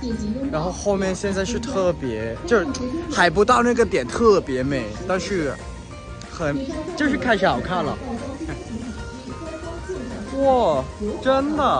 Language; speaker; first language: Chinese; non-native, fluent; Thai